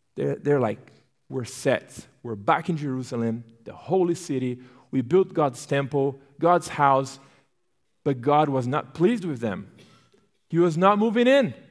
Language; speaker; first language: English; non-native, fluent; Portuguese